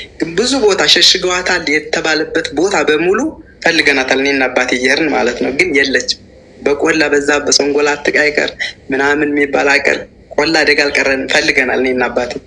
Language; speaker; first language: Amharic; native; Amharic